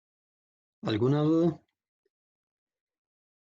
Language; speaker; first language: Spanish; native; Spanish